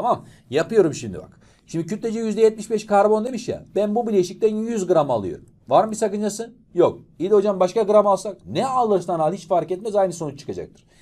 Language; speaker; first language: Turkish; native; Turkish